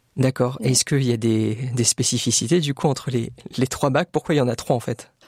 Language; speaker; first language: French; native; French